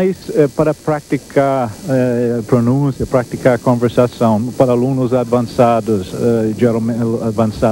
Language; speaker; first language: Portuguese; non-native, fluent; English